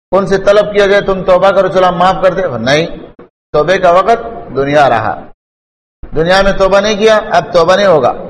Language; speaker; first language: Urdu; non-native, local second language; Pashto